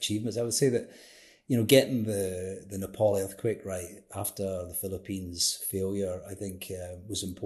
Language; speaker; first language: English; native; English